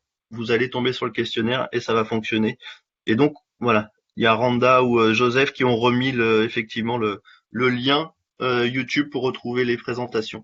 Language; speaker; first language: French; native; French